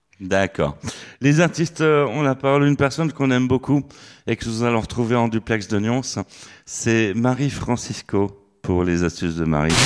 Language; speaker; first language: French; native; French